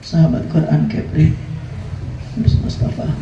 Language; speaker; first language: Indonesian; native; Indonesian